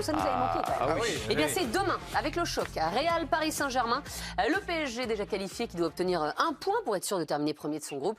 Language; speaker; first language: French; native; French